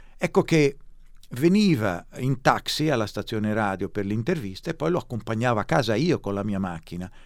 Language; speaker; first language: Italian; native; Italian